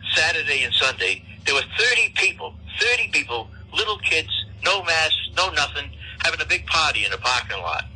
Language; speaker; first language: English; native; English